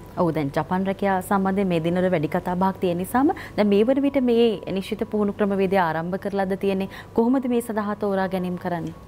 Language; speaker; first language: Sinhala; native; Sinhala